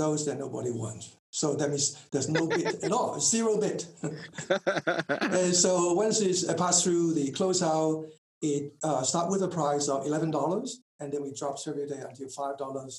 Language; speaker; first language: English; non-native, local second language; Cantonese